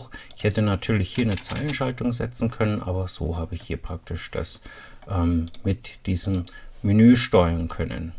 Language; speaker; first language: German; native; German